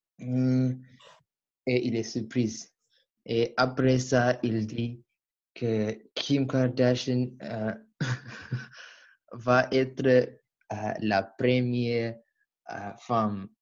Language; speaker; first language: French; non-native, learner; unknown